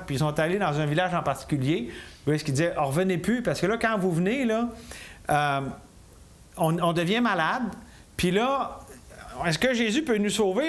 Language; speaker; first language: French; native; French